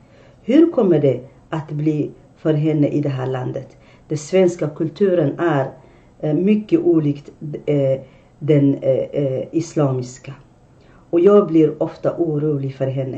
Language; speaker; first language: Swedish; non-native, fluent; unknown